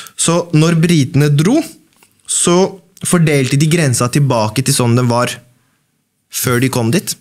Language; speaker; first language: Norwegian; early bilingual, other home language; Baluchi